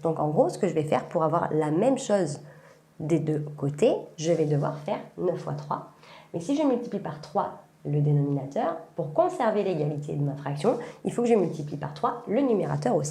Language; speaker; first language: French; native; French